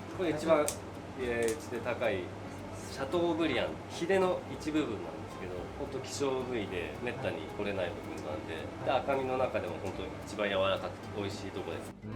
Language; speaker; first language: Japanese; native; Japanese